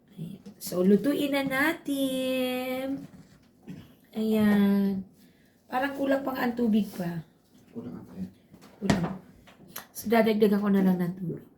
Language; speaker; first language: Filipino; non-native, local second language; Bikol